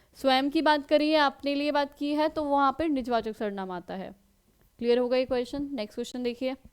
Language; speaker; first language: Hindi; native; Hindi